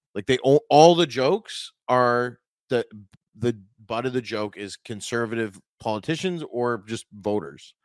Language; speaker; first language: English; native; English